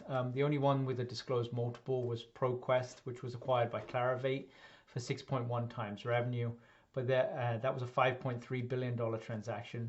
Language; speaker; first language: English; native; English